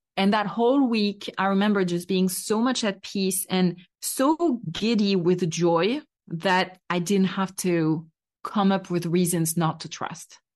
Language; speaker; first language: English; non-native, fluent; French